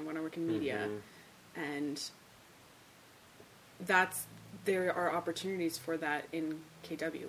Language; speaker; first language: English; native; English